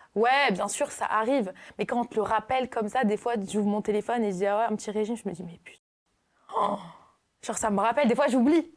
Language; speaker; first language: French; native; French